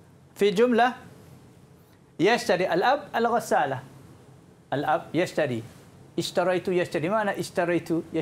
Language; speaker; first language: Arabic; non-native, fluent; Malay